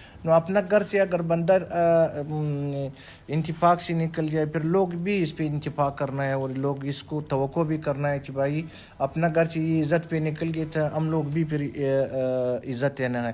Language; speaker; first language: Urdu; non-native, local second language; Pashto